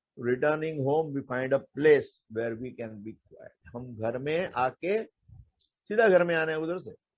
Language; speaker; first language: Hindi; non-native, local second language; Marathi